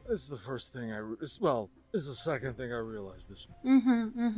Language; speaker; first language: English; native; English